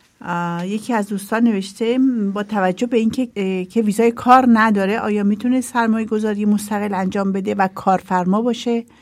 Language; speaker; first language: Persian; native; Persian